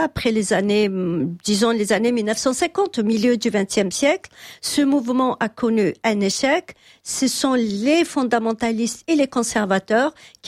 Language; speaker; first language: French; non-native, local second language; Kabyle